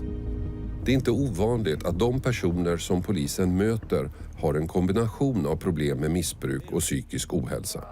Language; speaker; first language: Swedish; native; Swedish